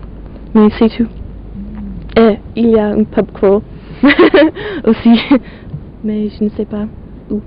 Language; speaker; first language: French; non-native, learner; English